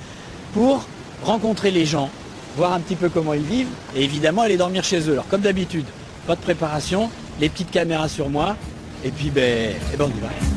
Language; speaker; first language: French; native; French